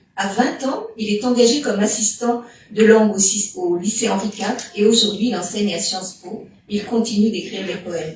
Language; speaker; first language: French; native; French